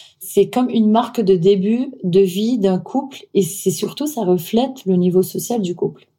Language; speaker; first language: French; non-native, fluent; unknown